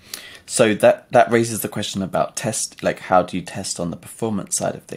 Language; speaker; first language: English; native; English